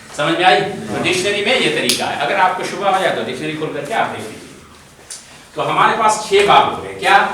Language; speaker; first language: Urdu; non-native, local second language; Bangla